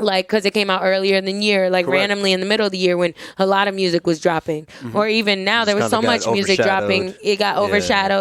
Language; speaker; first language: English; native; English